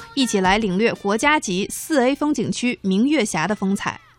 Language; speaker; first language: Chinese; native; Chinese